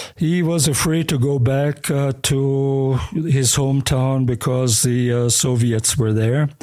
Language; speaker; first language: English; early bilingual, other home language; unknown